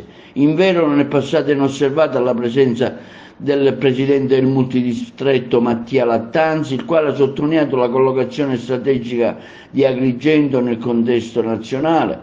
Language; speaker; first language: Italian; native; Italian